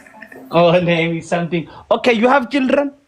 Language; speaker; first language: English; non-native, learner; Oromo